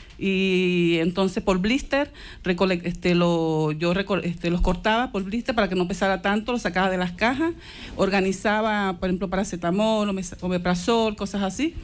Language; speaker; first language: Spanish; native; Spanish